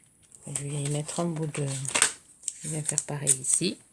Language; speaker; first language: French; native; French